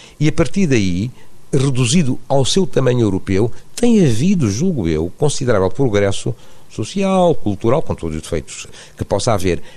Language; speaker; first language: Portuguese; native; Portuguese